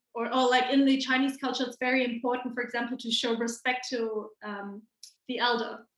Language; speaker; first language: English; non-native, fluent; German